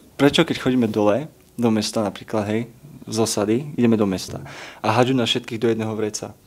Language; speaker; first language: Slovak; non-native, local second language; Romany